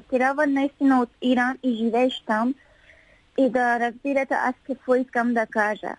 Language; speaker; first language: Bulgarian; non-native, learner; Persian